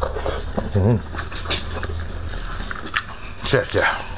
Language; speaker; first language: Chinese; native; Chinese